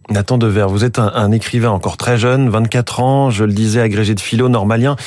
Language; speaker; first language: French; native; French